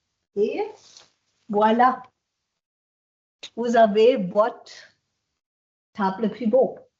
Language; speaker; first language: French; non-native, fluent; German